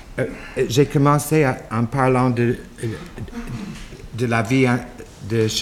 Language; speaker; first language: French; non-native, fluent; English